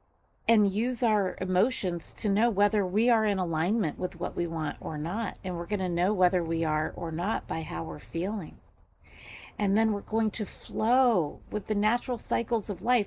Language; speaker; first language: English; native; English